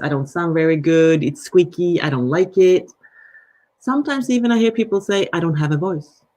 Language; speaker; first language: English; non-native, fluent; Danish